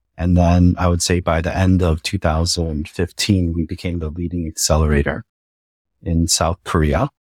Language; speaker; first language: English; native; English